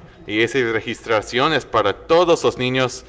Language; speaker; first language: Spanish; non-native, learner; English